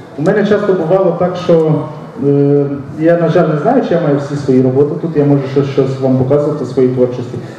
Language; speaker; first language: Ukrainian; non-native, local second language; Romanian